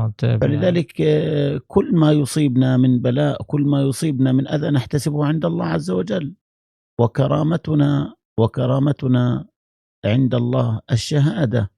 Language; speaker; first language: Arabic; native; Arabic